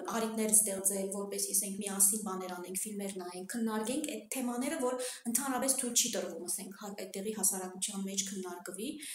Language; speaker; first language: Armenian; early bilingual, heritage; Armenian